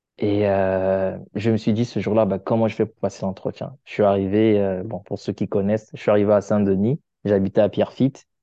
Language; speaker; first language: French; non-native, local second language; Lingala